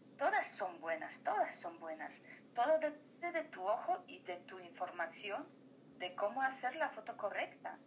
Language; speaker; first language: Spanish; non-native, fluent; Polish